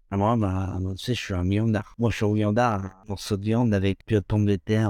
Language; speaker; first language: French; non-native, fluent; Spanish